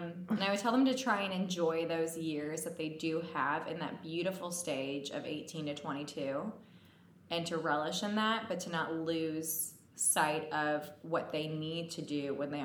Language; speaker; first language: English; native; English